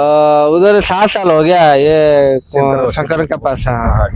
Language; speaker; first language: Hindi; non-native, local second language; Odia